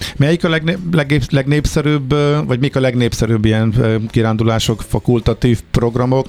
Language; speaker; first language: Hungarian; native; Hungarian